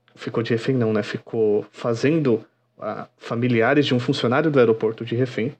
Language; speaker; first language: Portuguese; native; Portuguese